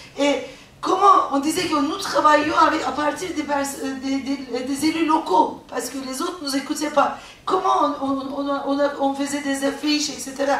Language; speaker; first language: French; non-native, fluent; Turkish